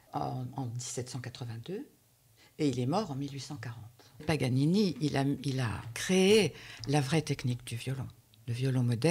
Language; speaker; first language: French; native; French